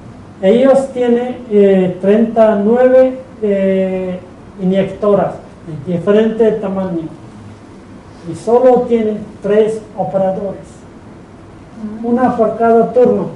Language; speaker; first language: Spanish; non-native, fluent; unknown